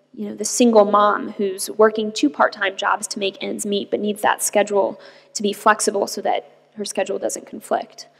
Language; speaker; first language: English; native; English